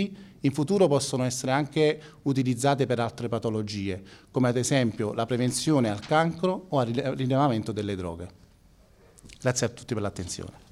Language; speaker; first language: Italian; native; Italian